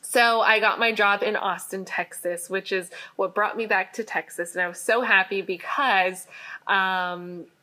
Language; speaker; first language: English; native; English